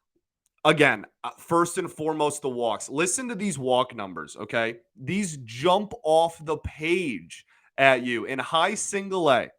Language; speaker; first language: English; native; English